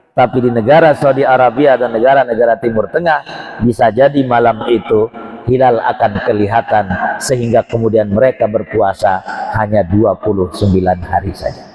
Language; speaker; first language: Malay; non-native, local second language; Sasak